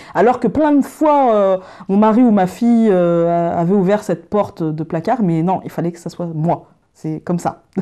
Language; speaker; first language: French; native; French